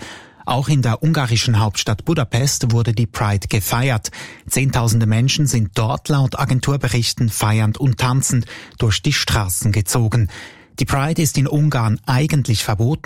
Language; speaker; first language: German; native; German